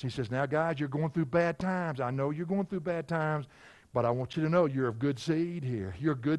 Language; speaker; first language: English; native; English